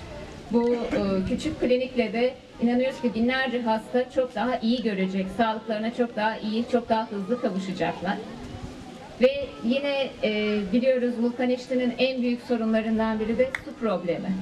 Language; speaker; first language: Turkish; native; Turkish